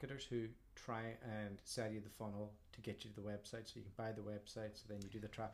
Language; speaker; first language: English; native; English